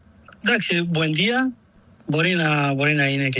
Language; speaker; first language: Greek; non-native, learner; Spanish